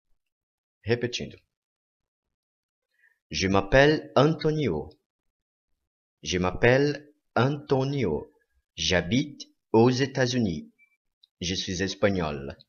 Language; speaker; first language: French; non-native, fluent; Portuguese